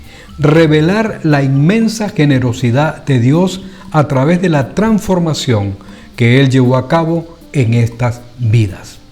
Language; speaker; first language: Spanish; native; Spanish